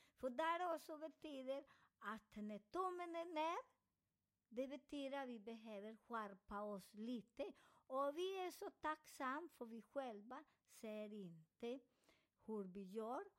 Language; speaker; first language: Swedish; non-native, learner; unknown